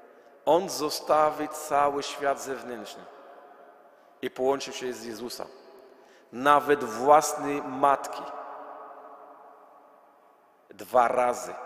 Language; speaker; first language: Polish; non-native, learner; Arabic